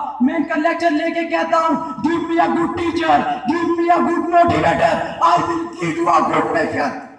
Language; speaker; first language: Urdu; non-native, local second language; Punjabi